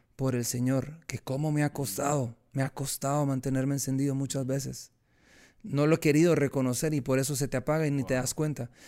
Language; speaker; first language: Spanish; native; Spanish